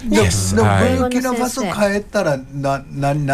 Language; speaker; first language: Japanese; native; Japanese